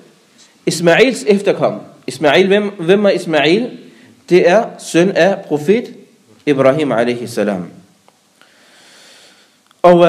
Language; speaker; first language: Danish; early bilingual, other home language; Arabic